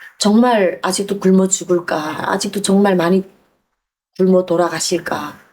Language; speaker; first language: Korean; native; Korean